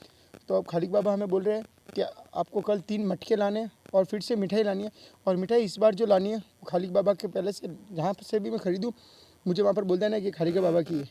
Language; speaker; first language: Hindi; native; Hindi